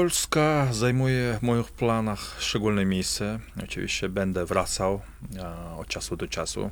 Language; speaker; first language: Polish; non-native, fluent; Kazakh